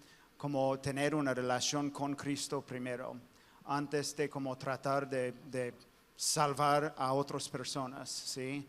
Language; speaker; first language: Spanish; non-native, fluent; English